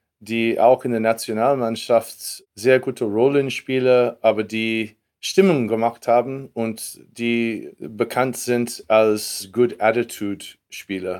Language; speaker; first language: German; non-native, fluent; English